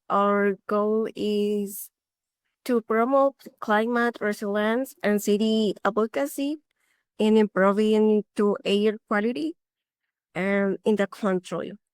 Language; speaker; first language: English; non-native, learner; Spanish